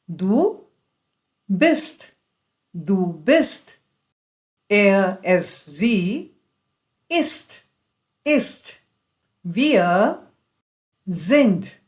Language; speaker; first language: German; non-native, fluent; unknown